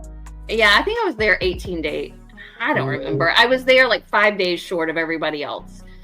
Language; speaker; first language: English; native; English